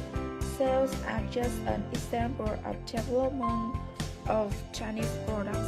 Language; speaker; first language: English; non-native, learner; Vietnamese